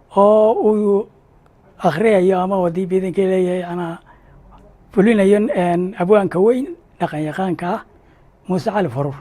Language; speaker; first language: Somali; native; Somali